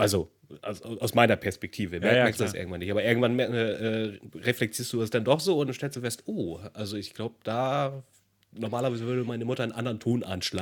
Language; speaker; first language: German; native; German